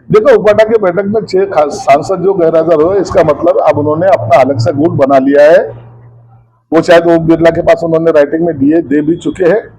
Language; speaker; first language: Hindi; non-native, local second language; Marathi